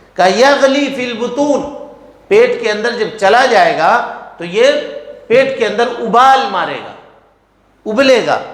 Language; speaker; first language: Urdu; native; Urdu